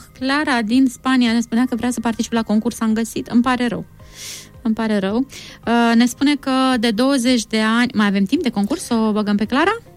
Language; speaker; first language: Romanian; native; Romanian